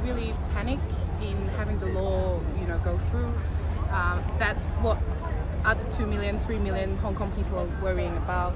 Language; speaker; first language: English; non-native, local second language; Cantonese